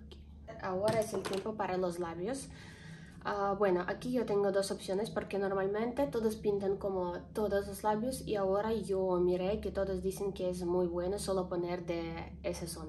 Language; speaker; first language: Spanish; non-native, learner; Ukrainian